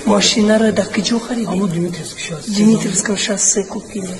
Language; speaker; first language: Russian; non-native, learner; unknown